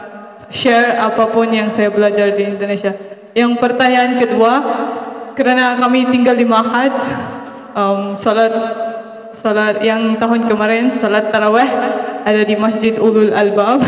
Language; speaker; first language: Indonesian; non-native, fluent; Maranao